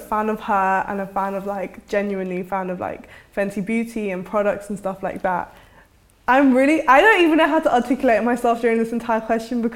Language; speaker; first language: English; native; English